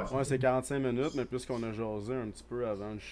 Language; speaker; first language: French; native; French